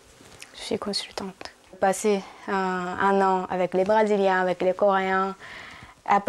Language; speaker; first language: French; non-native, fluent; Japanese